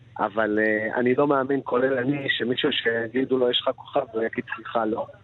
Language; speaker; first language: Hebrew; native; Hebrew